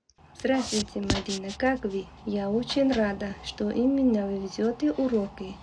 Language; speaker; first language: Russian; non-native, learner; Uzbek